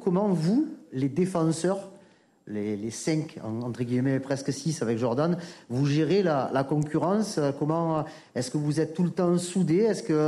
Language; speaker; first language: French; native; French